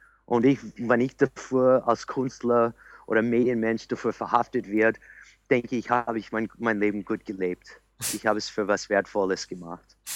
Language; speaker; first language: German; early bilingual, other home language; English